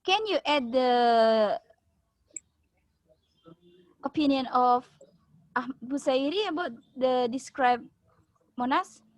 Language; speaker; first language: English; non-native, learner; Indonesian